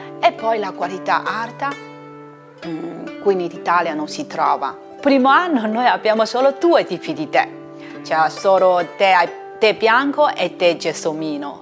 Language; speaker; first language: Italian; non-native, learner; Chinese